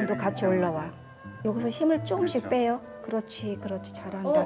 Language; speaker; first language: Korean; native; Korean